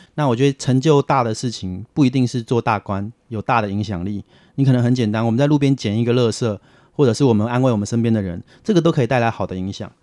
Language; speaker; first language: Chinese; native; Chinese